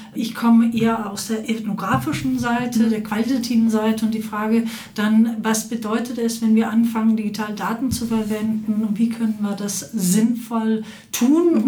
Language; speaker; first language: German; non-native, fluent; Danish